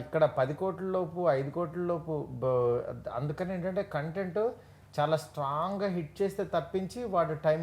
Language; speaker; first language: Telugu; native; Telugu